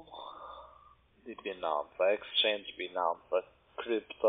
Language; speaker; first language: German; non-native, learner; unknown